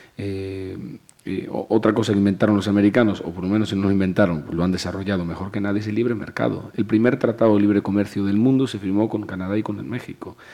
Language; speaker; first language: Spanish; native; Spanish